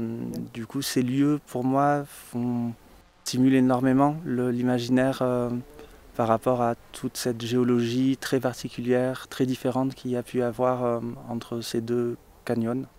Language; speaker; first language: French; native; French